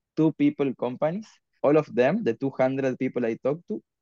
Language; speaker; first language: English; non-native, fluent; Spanish